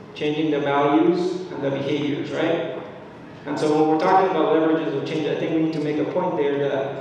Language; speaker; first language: English; non-native, fluent; Spanish